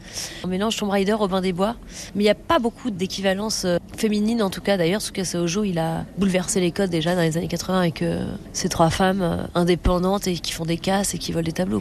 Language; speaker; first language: French; native; French